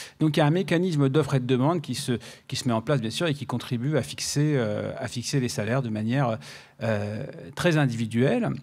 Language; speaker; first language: French; native; French